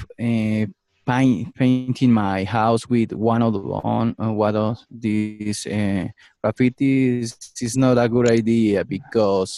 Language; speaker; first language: English; non-native, learner; Spanish